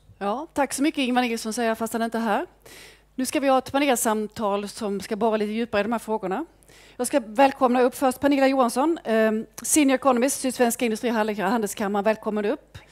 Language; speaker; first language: Swedish; native; Swedish